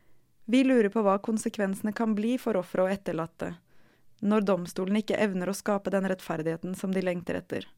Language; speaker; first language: Norwegian; native; Norwegian